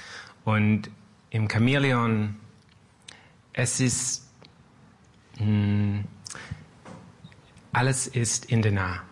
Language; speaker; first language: German; non-native, learner; French